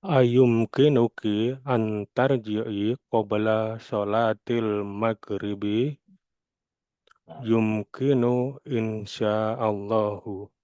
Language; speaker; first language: Arabic; non-native, learner; Indonesian